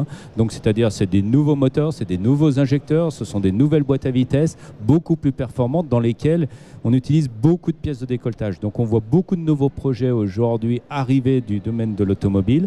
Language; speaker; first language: French; native; French